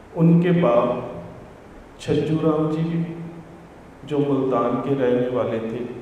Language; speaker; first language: Hindi; non-native, local second language; Punjabi